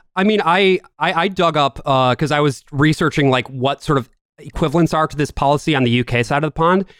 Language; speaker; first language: English; native; English